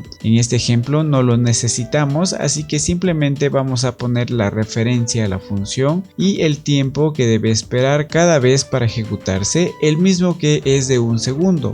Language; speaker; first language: Spanish; native; Spanish